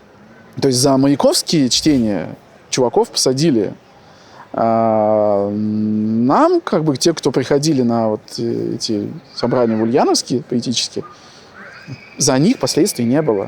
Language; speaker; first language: Russian; native; Russian